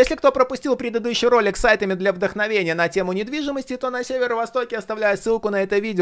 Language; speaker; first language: Russian; native; Russian